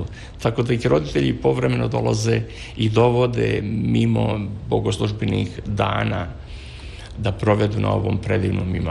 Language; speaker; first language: Serbian; native; Serbian